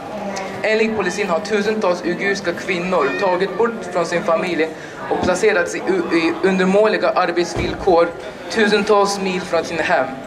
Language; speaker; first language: Swedish; non-native, learner; Uyghur